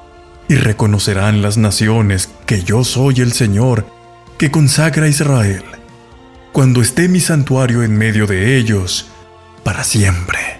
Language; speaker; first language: Spanish; native; Spanish